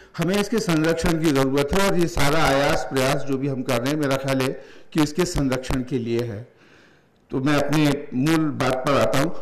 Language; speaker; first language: Hindi; native; Hindi